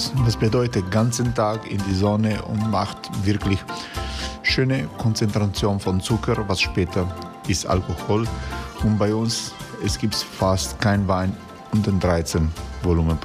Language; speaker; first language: German; non-native, learner; Croatian